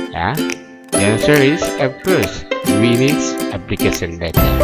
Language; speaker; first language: English; non-native, fluent; Indonesian